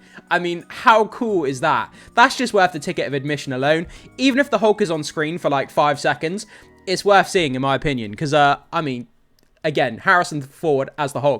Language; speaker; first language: English; native; English